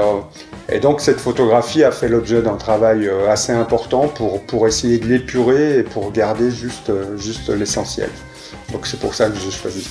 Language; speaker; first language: French; native; French